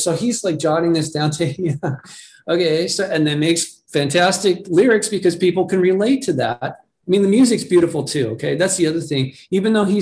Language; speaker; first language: English; native; English